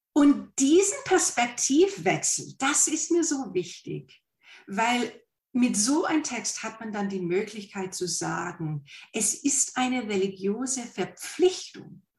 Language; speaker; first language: German; non-native, fluent; English